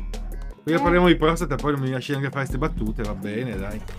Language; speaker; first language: Italian; native; Italian